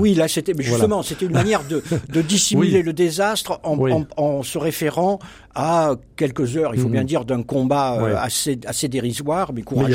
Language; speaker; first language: French; native; French